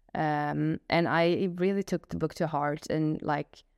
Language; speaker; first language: English; non-native, fluent; Swedish